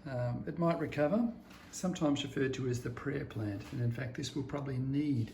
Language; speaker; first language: English; native; English